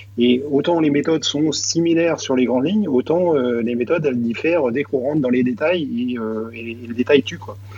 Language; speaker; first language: French; native; French